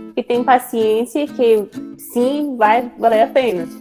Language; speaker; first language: Portuguese; non-native, fluent; English